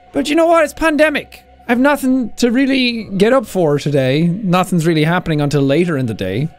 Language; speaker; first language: English; native; English